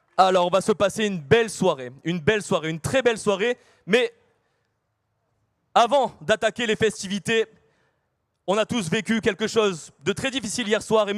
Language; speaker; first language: French; native; French